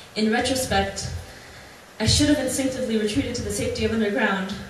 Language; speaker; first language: English; early bilingual, other home language; Spanish